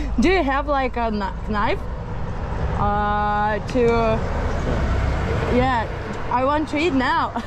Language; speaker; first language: English; non-native, learner; Lithuanian